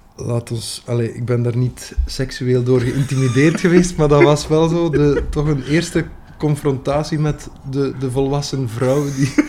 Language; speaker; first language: Dutch; native; Dutch